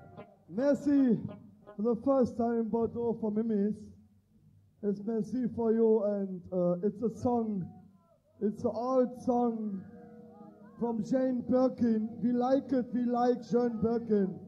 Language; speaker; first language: English; non-native, learner; German